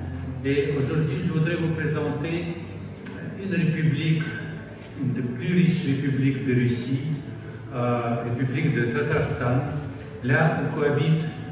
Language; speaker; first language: French; non-native, fluent; Russian